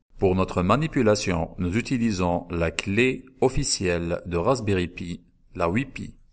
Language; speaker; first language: French; non-native, local second language; Arabic